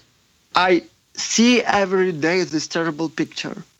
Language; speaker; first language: English; non-native, fluent; Ukrainian